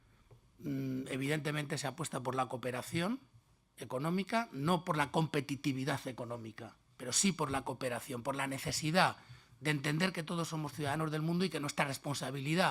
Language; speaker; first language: Spanish; native; Spanish